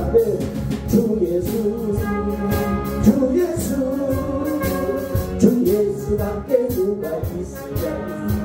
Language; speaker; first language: Korean; native; Korean